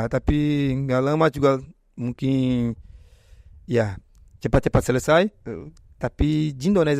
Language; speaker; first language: Indonesian; non-native, fluent; Portuguese